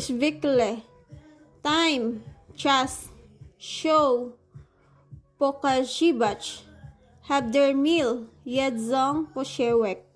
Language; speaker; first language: Polish; non-native, learner; Filipino